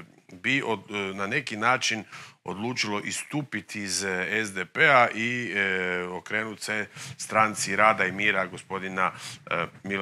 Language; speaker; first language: Croatian; native; Croatian